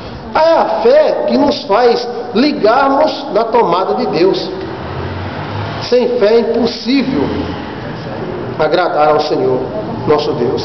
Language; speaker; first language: Portuguese; native; Portuguese